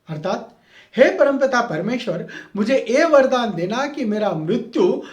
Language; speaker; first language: Hindi; non-native, local second language; Marathi